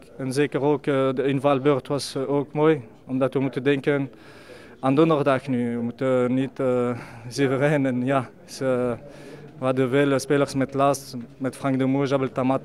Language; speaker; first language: Dutch; non-native, learner; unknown